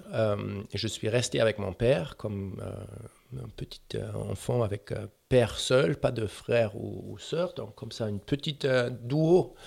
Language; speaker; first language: French; non-native, fluent; German